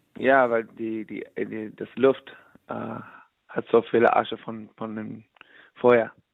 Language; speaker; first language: German; non-native, learner; English